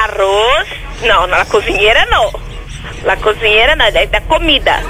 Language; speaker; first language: Spanish; non-native, learner; Portuguese